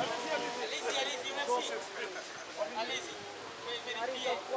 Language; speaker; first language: French; non-native, learner; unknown